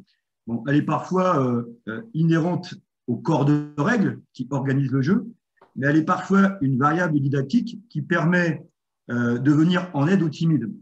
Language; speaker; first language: French; native; French